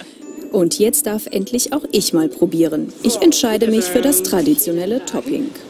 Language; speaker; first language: German; native; German